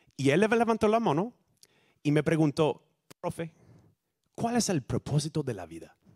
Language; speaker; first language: Spanish; non-native, fluent; English